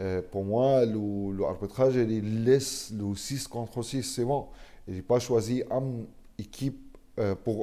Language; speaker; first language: French; non-native, learner; Arabic